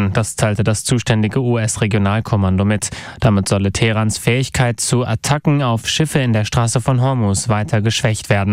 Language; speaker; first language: German; native; German